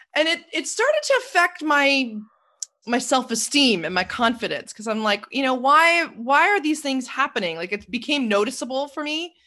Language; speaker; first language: English; native; English